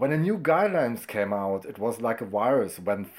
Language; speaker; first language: English; non-native, fluent; German